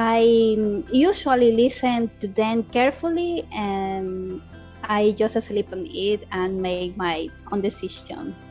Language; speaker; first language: English; non-native, learner; Spanish